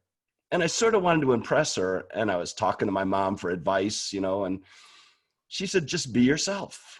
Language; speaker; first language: English; native; English